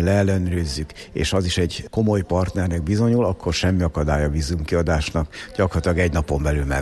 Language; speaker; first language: Hungarian; native; Hungarian